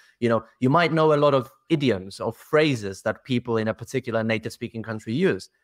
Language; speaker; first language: English; non-native, fluent; Polish